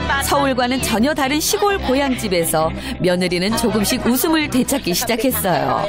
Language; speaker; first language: Korean; native; Korean